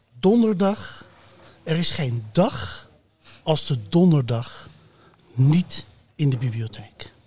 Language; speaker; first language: Dutch; native; Dutch